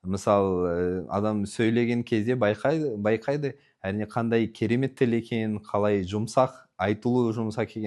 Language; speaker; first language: Kazakh; non-native, learner; Punjabi